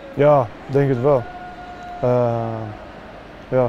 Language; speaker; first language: Dutch; non-native, fluent; Swedish